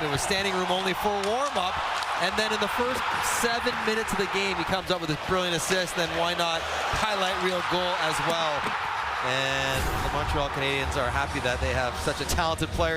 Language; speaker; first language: English; native; English